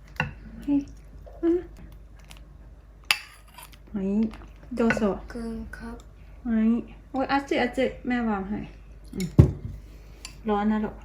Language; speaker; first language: Japanese; non-native, learner; Thai